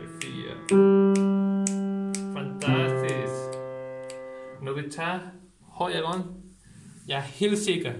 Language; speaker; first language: Danish; non-native, learner; Spanish